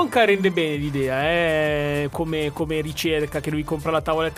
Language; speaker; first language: Italian; native; Italian